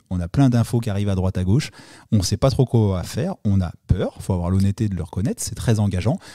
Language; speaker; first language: French; native; French